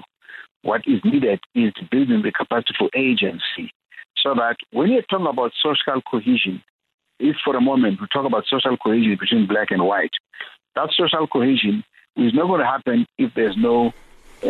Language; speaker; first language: English; non-native, local second language; Xhosa